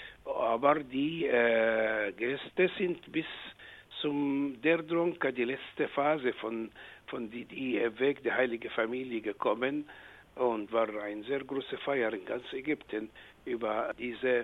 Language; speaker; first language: German; non-native, fluent; Arabic